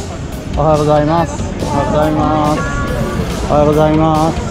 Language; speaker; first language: Japanese; native; Japanese